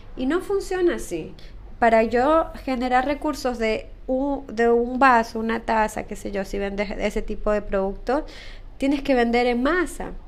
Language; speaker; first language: Spanish; native; Spanish